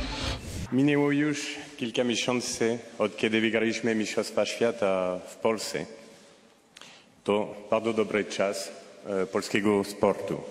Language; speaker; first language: Polish; non-native, fluent; French